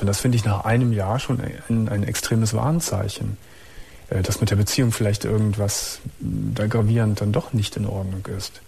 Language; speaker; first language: German; native; German